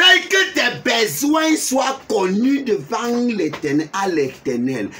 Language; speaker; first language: French; non-native, local second language; English